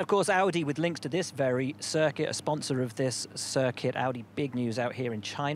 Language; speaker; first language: English; native; English